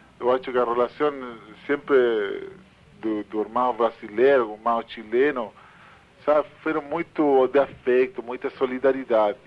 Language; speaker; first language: Portuguese; non-native, fluent; Spanish